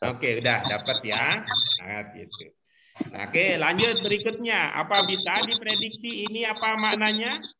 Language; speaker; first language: Indonesian; native; Indonesian